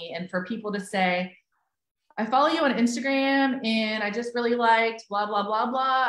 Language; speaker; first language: English; native; English